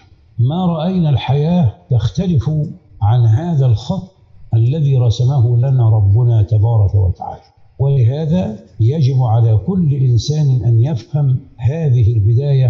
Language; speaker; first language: Arabic; native; Arabic